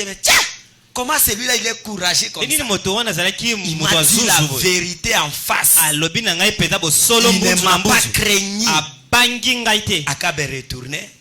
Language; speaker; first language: Haitian Creole; non-native, local second language; Lingala